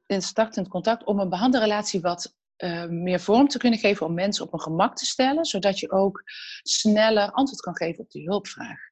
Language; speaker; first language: Dutch; native; Dutch